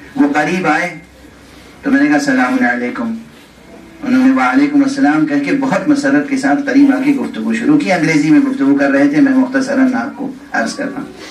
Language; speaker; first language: Urdu; native; Urdu